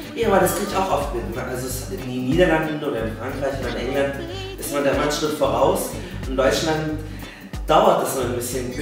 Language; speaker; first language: German; native; German